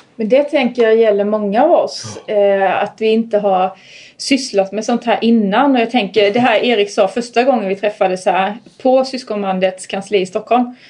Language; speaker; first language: Swedish; native; Swedish